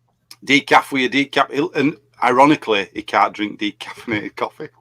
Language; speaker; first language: English; native; English